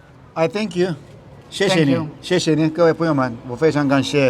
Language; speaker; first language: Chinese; non-native, fluent; Turkish